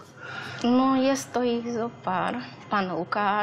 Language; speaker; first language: Slovak; non-native, fluent; Serbian